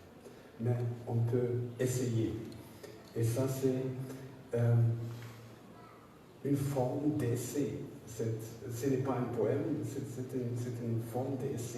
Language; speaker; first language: French; non-native, learner; German